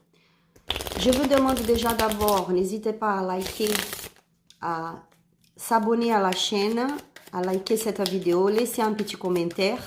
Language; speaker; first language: French; non-native, learner; Spanish